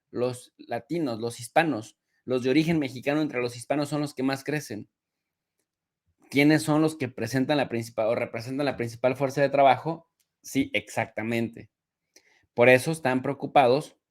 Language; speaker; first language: Spanish; native; Spanish